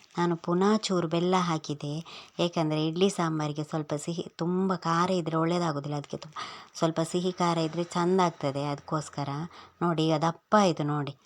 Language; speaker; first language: Kannada; non-native, local second language; Tulu